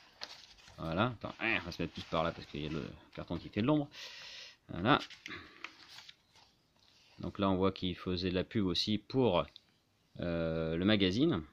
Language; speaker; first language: French; native; French